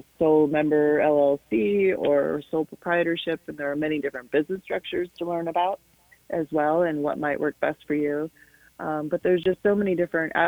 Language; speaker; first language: English; native; English